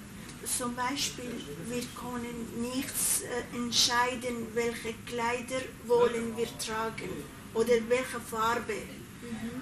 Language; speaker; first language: German; non-native, learner; Persian